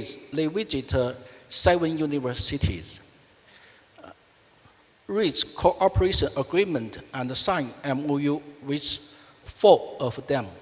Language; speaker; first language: English; non-native, fluent; Chinese